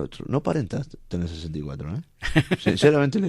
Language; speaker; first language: Spanish; native; Spanish